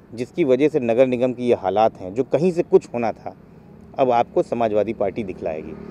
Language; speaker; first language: Hindi; native; Hindi